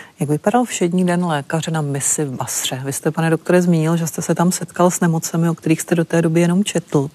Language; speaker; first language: Czech; native; Czech